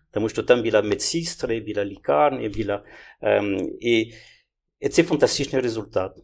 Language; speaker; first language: Ukrainian; non-native, learner; French